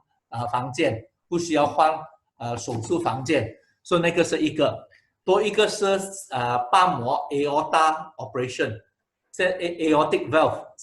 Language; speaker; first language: Chinese; non-native, local second language; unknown